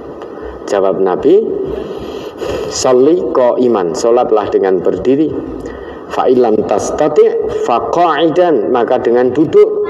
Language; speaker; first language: Indonesian; non-native, local second language; Javanese